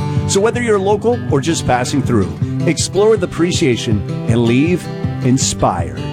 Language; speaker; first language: English; native; English